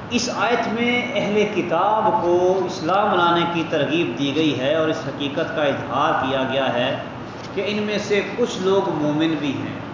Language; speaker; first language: Urdu; non-native, local second language; Punjabi